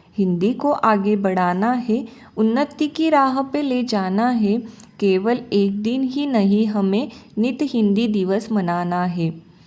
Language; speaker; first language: Hindi; native; Hindi